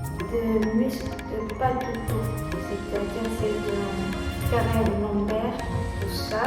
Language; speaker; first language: French; non-native, learner; Japanese